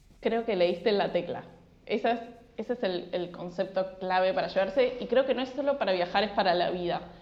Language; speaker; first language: Spanish; native; Spanish